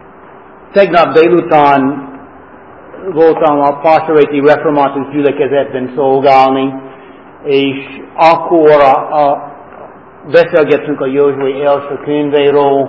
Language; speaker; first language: Hungarian; non-native, fluent; English